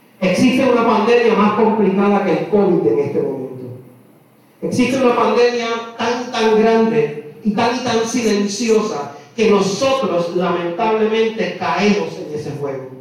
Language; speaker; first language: Spanish; native; Spanish